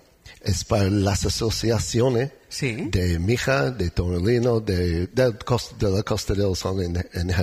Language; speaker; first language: Spanish; non-native, learner; English